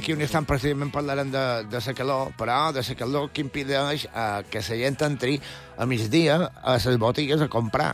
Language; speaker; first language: Catalan; native; Catalan